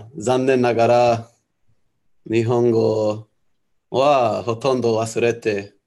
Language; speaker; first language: Japanese; non-native, learner; English